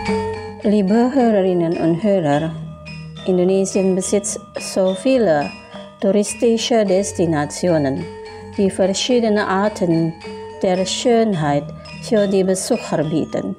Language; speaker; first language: German; non-native, fluent; Indonesian